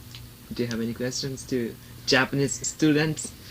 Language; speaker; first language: English; non-native, learner; Japanese